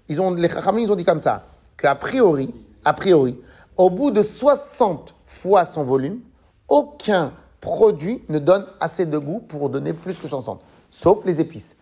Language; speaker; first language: French; native; French